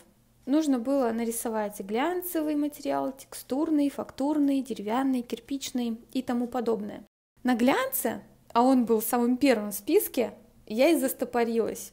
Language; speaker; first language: Russian; native; Russian